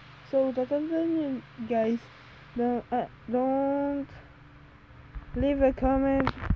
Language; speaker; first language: English; non-native, local second language; Filipino